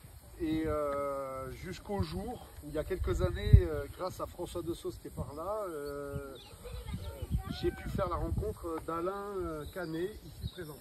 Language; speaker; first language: French; native; French